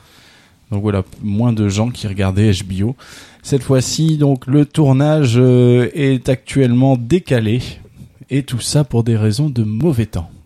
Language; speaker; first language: French; native; French